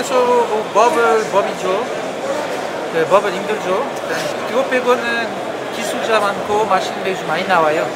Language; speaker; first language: Korean; non-native, learner; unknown